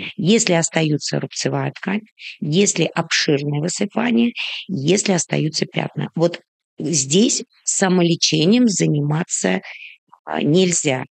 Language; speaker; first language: Russian; native; Russian